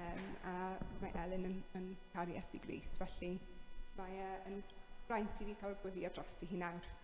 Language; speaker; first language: Welsh; native; Welsh